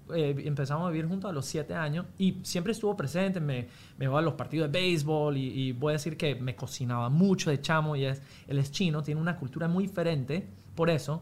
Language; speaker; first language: Spanish; non-native, fluent; English